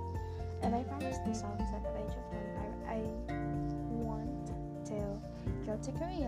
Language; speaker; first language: English; non-native, local second language; Masbatenyo